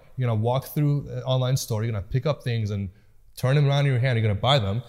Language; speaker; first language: English; early bilingual, other home language; Persian